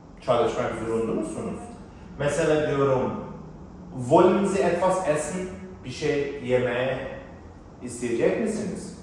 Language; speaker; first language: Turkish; non-native, fluent; Persian